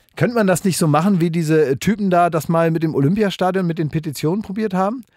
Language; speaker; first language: German; native; German